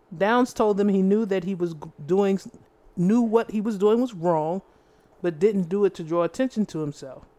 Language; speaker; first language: English; native; English